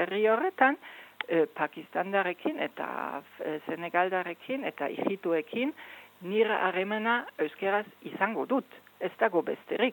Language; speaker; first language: Basque; non-native, fluent; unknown